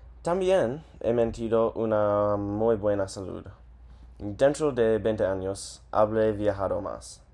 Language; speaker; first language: Spanish; non-native, learner; English